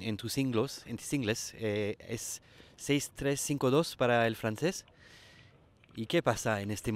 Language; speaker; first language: Spanish; non-native, learner; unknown